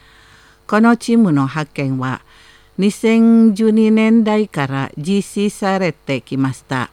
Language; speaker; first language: Japanese; non-native, fluent; Indonesian